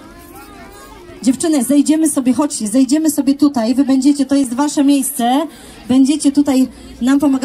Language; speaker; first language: Polish; native; Polish